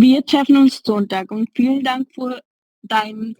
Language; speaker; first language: German; non-native, learner; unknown